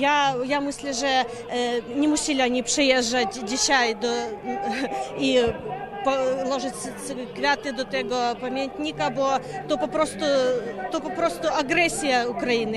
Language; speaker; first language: Polish; non-native, fluent; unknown